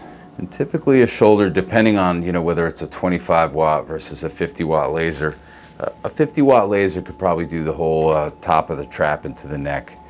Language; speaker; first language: English; native; English